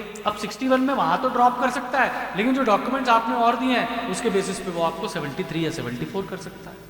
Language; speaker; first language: Hindi; native; Hindi